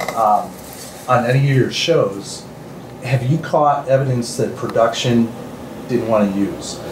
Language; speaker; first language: English; native; English